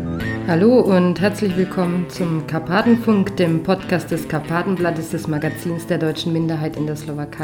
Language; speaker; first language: German; native; German